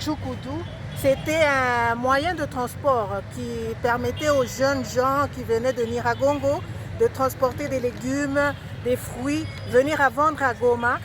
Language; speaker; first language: French; non-native, local second language; Swahili